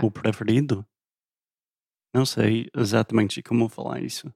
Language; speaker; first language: Portuguese; non-native, fluent; English